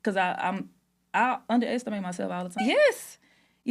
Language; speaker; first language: English; native; English